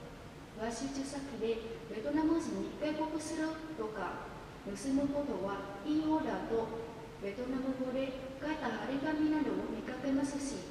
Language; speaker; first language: Japanese; non-native, fluent; Vietnamese